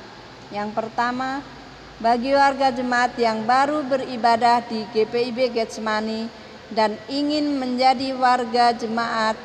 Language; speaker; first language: Indonesian; native; Indonesian